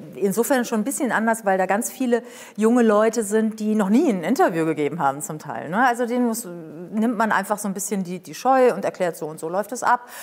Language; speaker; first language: German; native; German